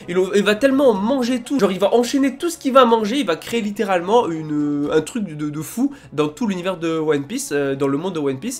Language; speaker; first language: French; native; French